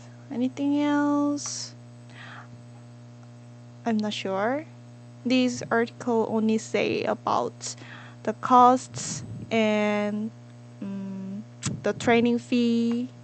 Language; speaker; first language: English; non-native, learner; Korean